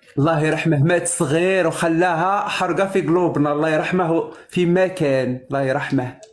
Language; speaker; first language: Arabic; native; Arabic